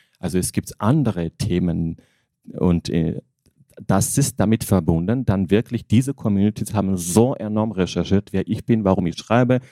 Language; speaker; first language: German; non-native, fluent; Armenian